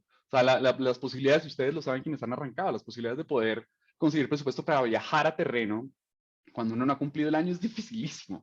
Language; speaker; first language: Spanish; native; Spanish